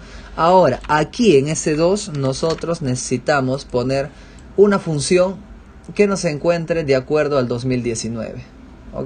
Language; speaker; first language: Spanish; native; Spanish